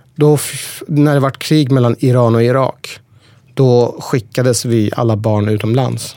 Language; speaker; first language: Swedish; early bilingual, other home language; Persian